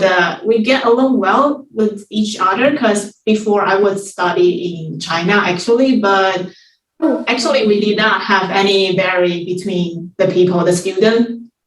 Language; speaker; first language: English; non-native, fluent; Chinese